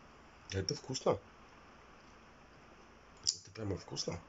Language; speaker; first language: Russian; native; Russian